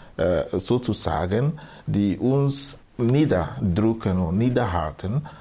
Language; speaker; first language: German; non-native, fluent; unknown